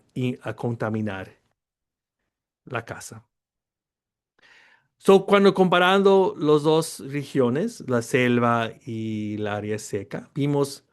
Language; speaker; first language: Spanish; early bilingual, heritage; Spanish